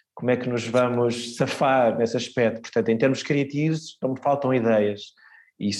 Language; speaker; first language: Portuguese; early bilingual, other home language; Swedish